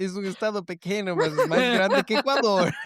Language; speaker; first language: Portuguese; non-native, learner; Spanish